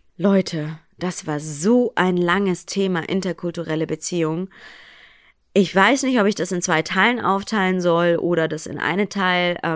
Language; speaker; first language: German; early bilingual, other home language; Persian